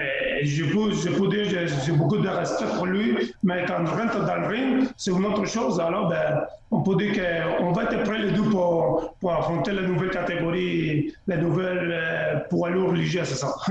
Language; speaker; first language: French; non-native, fluent; Spanish